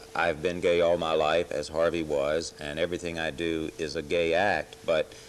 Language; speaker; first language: English; native; English